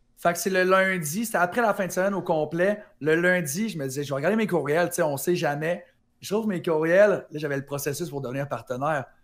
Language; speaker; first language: French; native; French